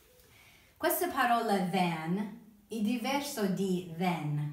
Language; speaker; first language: Italian; non-native, fluent; English